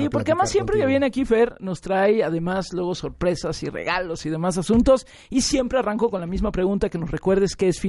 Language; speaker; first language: Spanish; native; Spanish